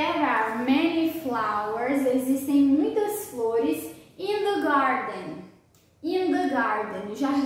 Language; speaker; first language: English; non-native, fluent; Portuguese